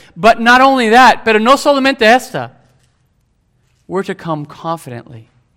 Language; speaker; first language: English; native; English